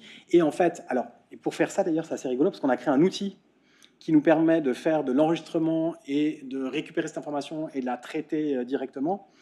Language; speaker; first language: French; native; French